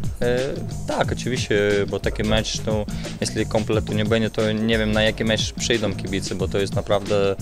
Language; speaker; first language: Polish; non-native, fluent; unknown